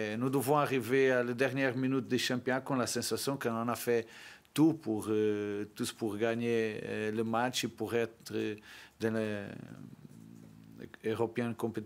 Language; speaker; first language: French; non-native, learner; Portuguese